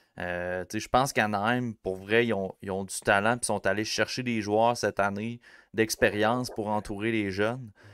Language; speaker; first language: French; native; French